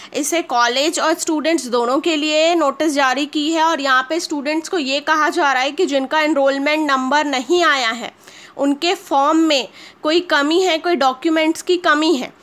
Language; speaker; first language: Hindi; native; Hindi